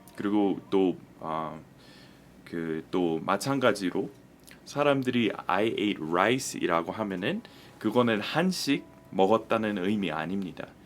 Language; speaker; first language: Korean; non-native, fluent; English